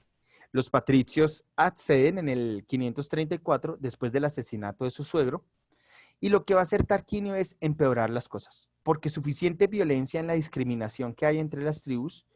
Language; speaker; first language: Spanish; native; Spanish